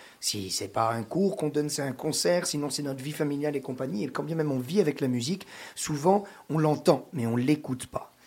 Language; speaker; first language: French; native; French